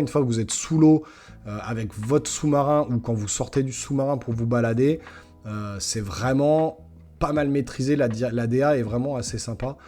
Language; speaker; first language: French; native; French